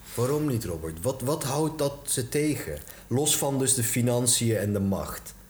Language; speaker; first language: Dutch; early bilingual, other home language; Turkish